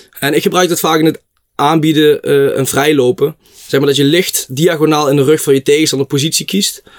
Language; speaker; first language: Dutch; native; Dutch